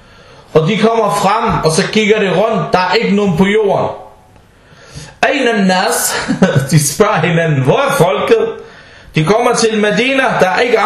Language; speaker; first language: Danish; early bilingual, other home language; Arabic